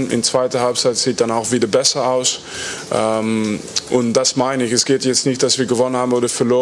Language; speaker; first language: German; non-native, fluent; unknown